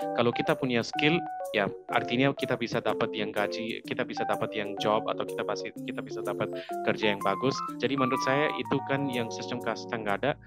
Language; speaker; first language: Indonesian; non-native, fluent; Hindi